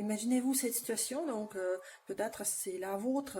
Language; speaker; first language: French; non-native, fluent; Russian